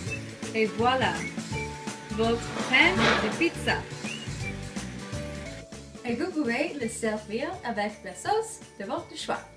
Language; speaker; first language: French; non-native, learner; English